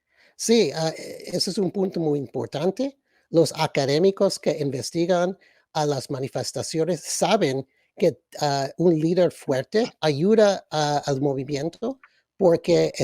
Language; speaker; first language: Spanish; early bilingual, other home language; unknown